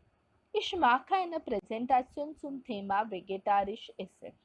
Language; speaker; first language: German; non-native, fluent; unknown